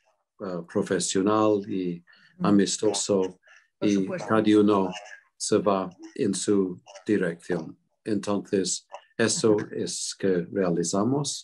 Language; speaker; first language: Spanish; non-native, fluent; English